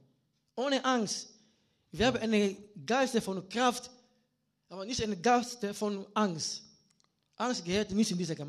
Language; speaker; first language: German; non-native, learner; Lingala